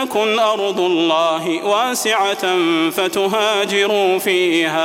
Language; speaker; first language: Arabic; native; Arabic